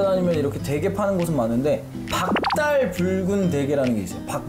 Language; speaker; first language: Korean; native; Korean